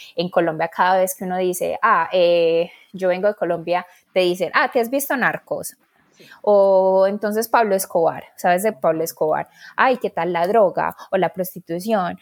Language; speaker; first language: Spanish; native; Spanish